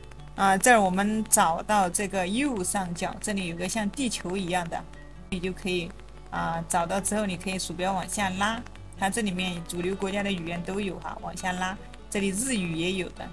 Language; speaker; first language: Chinese; native; Chinese